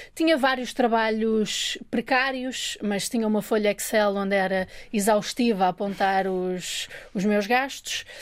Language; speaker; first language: Portuguese; native; Portuguese